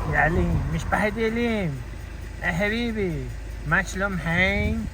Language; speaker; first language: Hebrew; non-native, learner; Portuguese